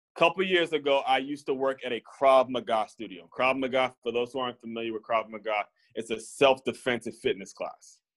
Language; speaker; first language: English; native; English